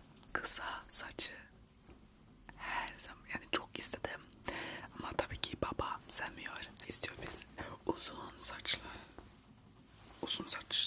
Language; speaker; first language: Turkish; early bilingual, heritage; Turkish